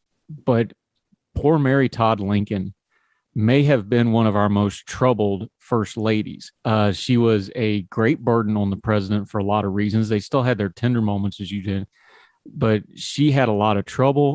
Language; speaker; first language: English; native; English